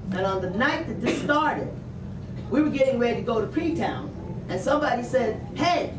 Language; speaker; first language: English; native; English